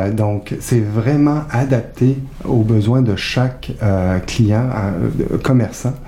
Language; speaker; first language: French; native; French